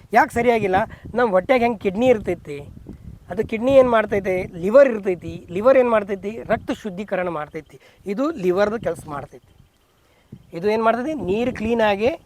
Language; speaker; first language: Kannada; native; Kannada